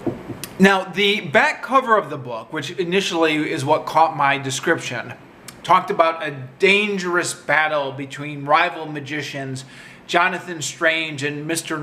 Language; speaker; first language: English; native; English